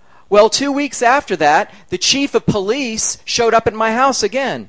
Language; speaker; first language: English; native; English